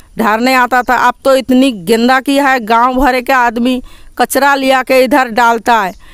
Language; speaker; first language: Hindi; native; Hindi